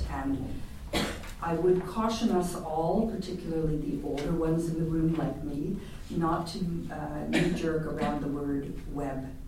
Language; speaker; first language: English; native; English